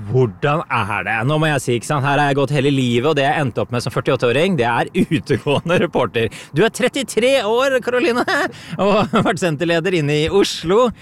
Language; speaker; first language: Norwegian; native; Norwegian